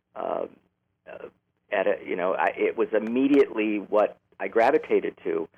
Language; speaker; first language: English; native; English